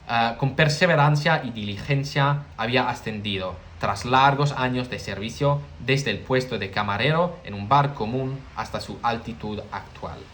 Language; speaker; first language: Spanish; non-native, learner; English